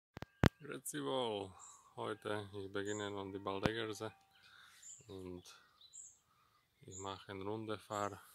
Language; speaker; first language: German; non-native, learner; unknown